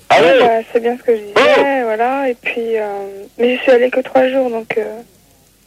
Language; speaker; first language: French; native; French